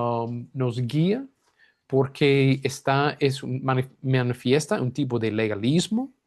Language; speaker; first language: Spanish; non-native, fluent; English